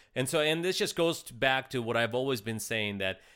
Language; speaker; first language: English; early bilingual, other home language; Russian